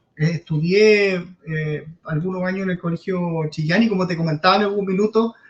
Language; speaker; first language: Spanish; native; Spanish